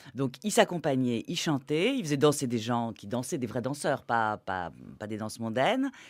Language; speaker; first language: French; native; French